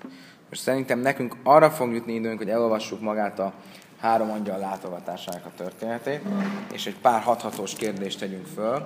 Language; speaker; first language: Hungarian; native; Hungarian